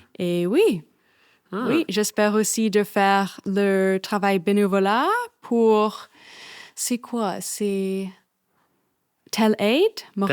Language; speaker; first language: French; non-native, fluent; English